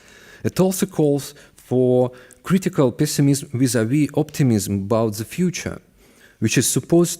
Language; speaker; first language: English; non-native, fluent; Russian